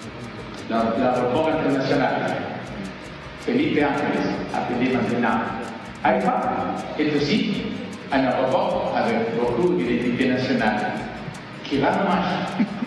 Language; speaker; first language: French; non-native, fluent; Spanish